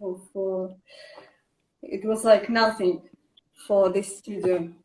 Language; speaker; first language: English; non-native, learner; Russian